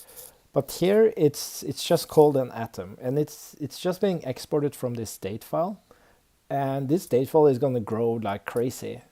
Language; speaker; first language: English; non-native, fluent; Swedish